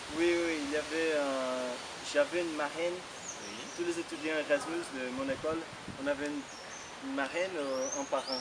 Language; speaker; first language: French; non-native, fluent; Portuguese